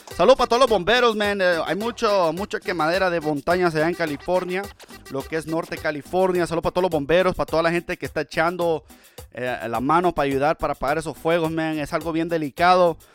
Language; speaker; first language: Spanish; early bilingual, heritage; Spanish